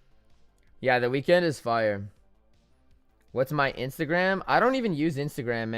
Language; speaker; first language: English; native; English